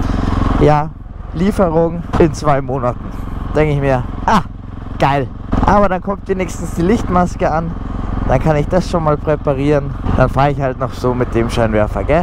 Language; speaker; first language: German; native; German